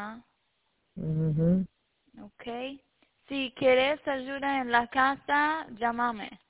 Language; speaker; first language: Spanish; early bilingual, heritage; Spanish